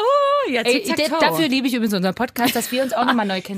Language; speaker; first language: German; native; German